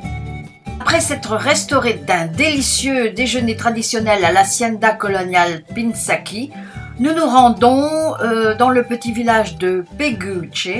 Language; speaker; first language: French; native; French